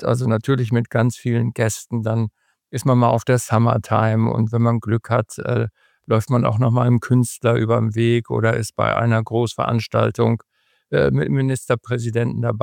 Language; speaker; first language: German; native; German